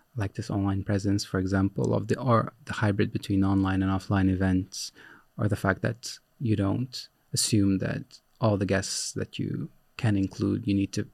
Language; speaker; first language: English; non-native, fluent; Portuguese